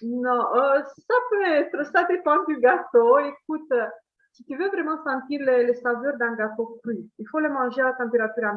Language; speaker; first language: French; non-native, fluent; Italian